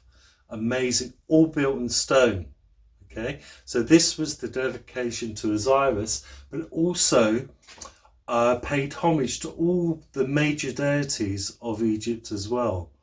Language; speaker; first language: English; native; English